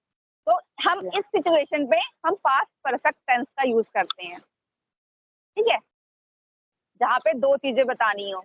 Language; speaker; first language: Hindi; native; Hindi